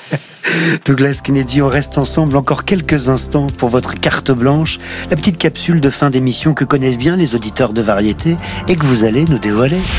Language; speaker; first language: French; native; French